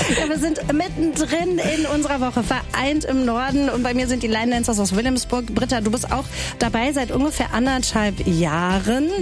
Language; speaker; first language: German; native; German